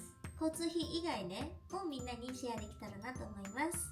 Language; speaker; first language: Japanese; native; Japanese